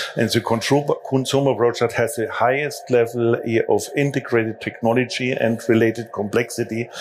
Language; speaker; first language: English; non-native, fluent; German